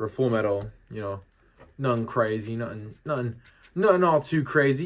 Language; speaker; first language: English; native; English